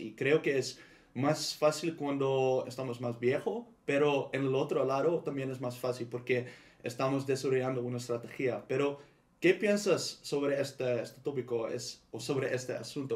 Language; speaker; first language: Spanish; non-native, learner; Dutch